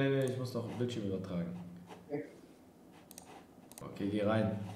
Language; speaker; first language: German; native; German